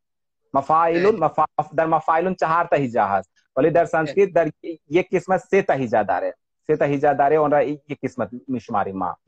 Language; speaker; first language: Persian; non-native, fluent; Hindi